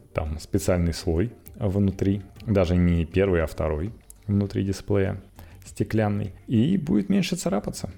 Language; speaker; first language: Russian; native; Russian